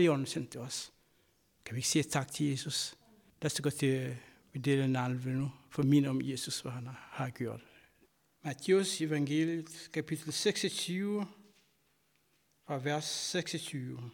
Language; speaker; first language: Danish; non-native, fluent; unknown